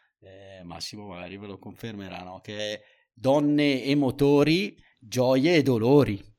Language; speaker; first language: Italian; native; Italian